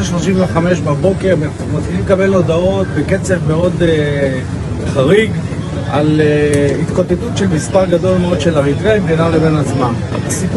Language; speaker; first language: Hebrew; native; Hebrew